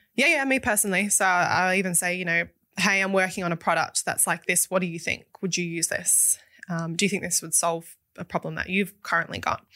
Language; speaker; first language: English; native; English